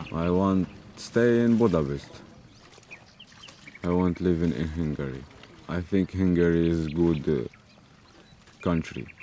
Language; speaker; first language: English; non-native, learner; Arabic